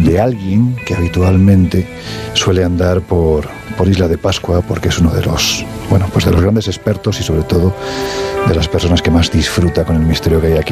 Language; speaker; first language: Spanish; native; Spanish